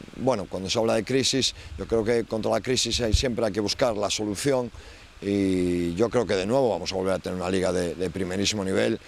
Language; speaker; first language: Spanish; native; Spanish